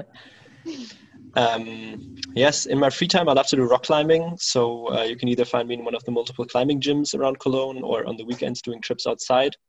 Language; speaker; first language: English; non-native, fluent; German